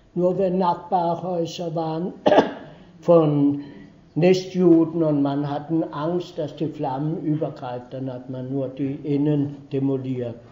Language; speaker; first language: German; early bilingual, heritage; German